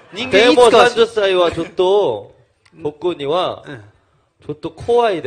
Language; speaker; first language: Japanese; non-native, learner; Korean